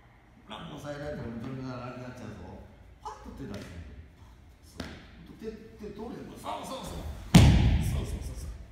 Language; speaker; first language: Japanese; native; Japanese